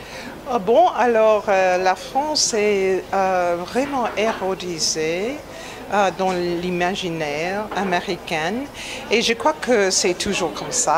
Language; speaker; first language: French; non-native, fluent; English